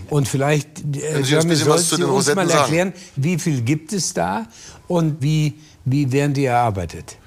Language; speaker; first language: German; native; German